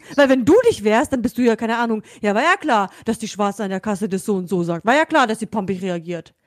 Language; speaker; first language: German; native; German